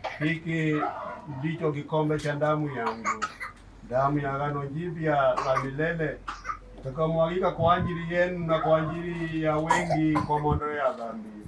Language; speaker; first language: Swahili; non-native, local second language; Embu